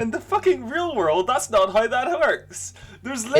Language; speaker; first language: English; native; English